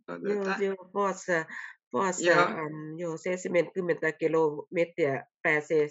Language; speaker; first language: Finnish; non-native, learner; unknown